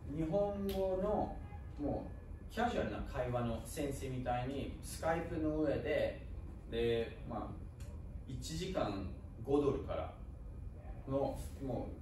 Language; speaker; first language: Japanese; non-native, fluent; German